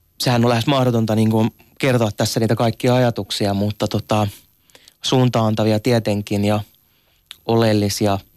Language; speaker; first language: Finnish; early bilingual, other home language; Arabic